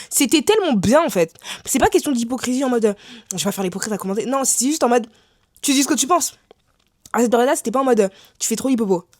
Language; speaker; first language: French; native; French